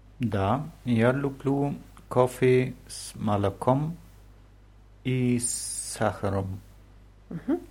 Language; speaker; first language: Russian; non-native, learner; German